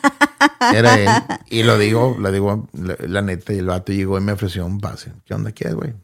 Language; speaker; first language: Spanish; early bilingual, heritage; Spanish